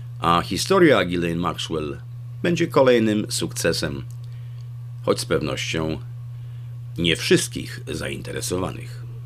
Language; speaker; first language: Polish; native; Polish